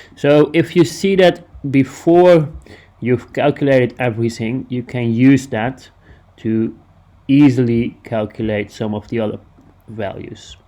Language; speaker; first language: English; non-native, fluent; Dutch